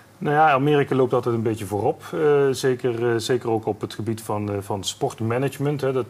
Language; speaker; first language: Dutch; native; Dutch